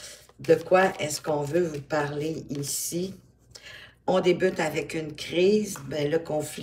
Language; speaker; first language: French; native; French